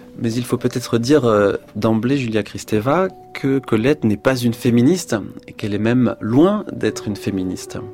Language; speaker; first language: French; native; French